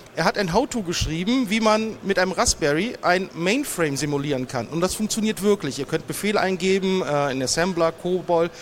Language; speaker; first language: German; native; German